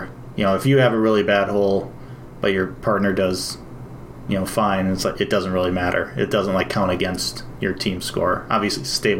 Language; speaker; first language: English; native; English